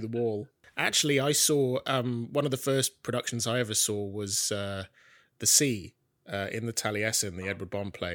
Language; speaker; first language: English; native; English